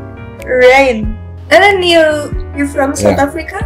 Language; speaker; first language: English; non-native, learner; Indonesian